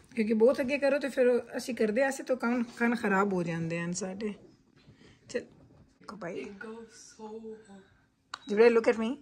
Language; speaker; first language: Urdu; native; Urdu